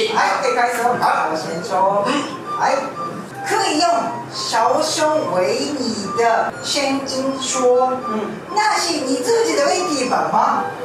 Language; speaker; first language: Chinese; non-native, fluent; Japanese